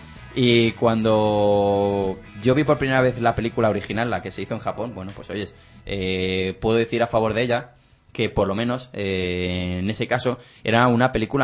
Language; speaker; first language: Spanish; native; Spanish